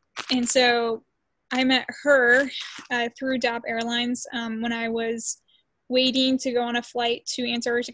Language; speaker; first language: English; early bilingual, other home language; Spanish